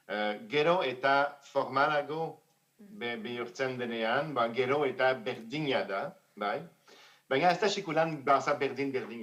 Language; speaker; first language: Basque; non-native, fluent; French